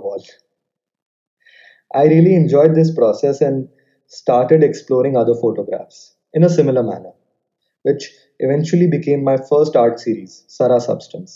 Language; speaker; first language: English; non-native, local second language; Hindi